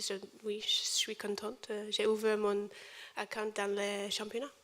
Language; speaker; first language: French; non-native, learner; English